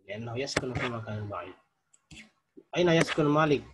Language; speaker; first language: Arabic; non-native, fluent; Indonesian